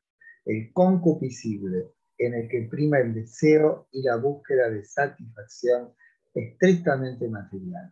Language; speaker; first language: Spanish; native; Spanish